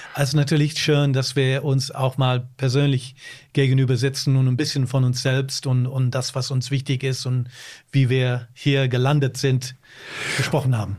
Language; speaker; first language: German; non-native, fluent; English